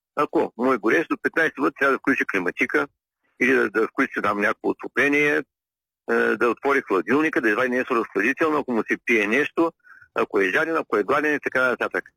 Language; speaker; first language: Bulgarian; native; Bulgarian